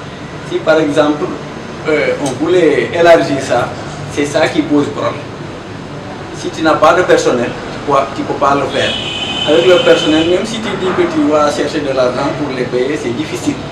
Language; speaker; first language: French; non-native, local second language; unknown